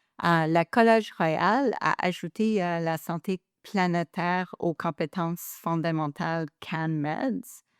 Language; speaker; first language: French; non-native, local second language; English